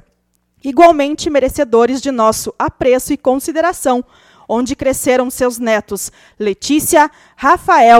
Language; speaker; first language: Portuguese; native; Portuguese